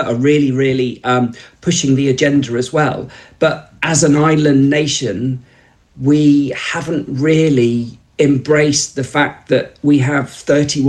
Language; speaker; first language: English; native; English